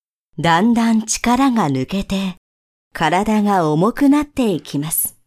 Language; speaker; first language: Japanese; native; Japanese